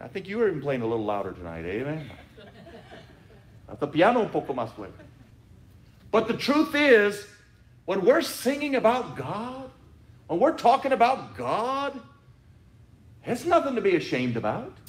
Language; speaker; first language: English; native; English